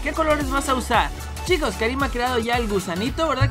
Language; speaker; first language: Spanish; native; Spanish